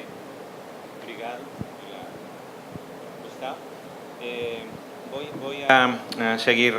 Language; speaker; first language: Portuguese; non-native, learner; Spanish